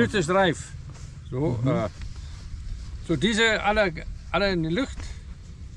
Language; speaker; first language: German; non-native, learner; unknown